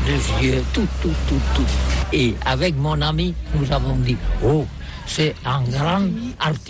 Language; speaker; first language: French; non-native, learner; Catalan